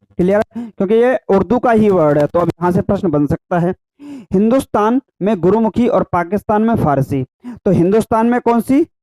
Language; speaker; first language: Hindi; native; Hindi